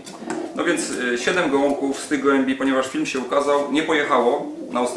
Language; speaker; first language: Polish; native; Polish